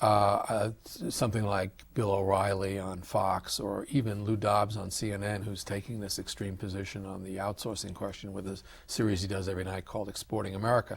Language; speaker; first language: English; native; English